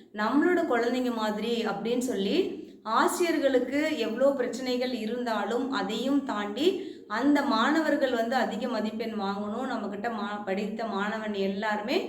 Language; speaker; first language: Tamil; native; Tamil